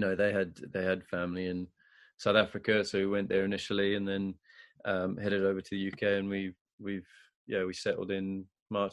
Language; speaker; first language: English; native; English